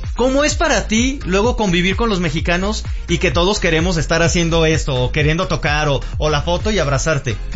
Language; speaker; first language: Spanish; native; Spanish